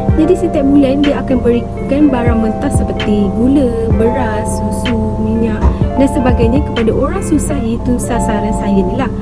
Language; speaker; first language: Malay; native; Malay